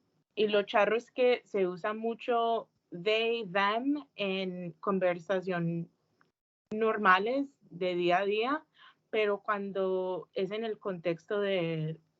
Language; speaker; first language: Spanish; early bilingual, heritage; Spanish